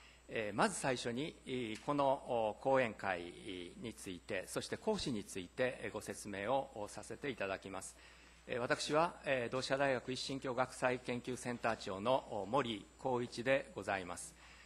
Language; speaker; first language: Japanese; native; Japanese